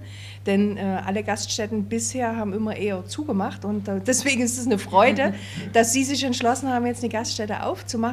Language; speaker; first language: German; native; German